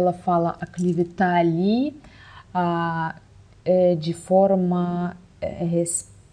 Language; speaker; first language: Portuguese; non-native, fluent; Russian